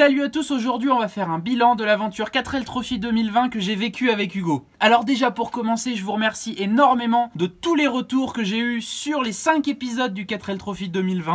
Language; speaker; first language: French; native; French